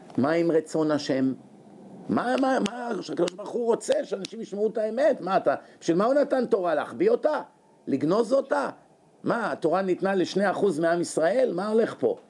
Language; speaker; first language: Hebrew; native; Hebrew